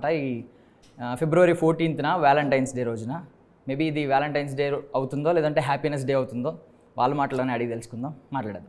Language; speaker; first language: Telugu; native; Telugu